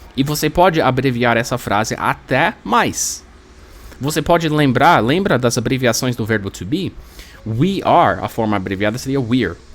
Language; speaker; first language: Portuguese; non-native, fluent; English